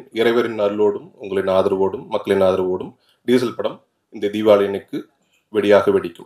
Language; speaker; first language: Tamil; native; Tamil